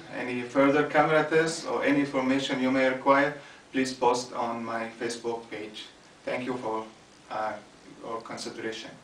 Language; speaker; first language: English; non-native, fluent; Arabic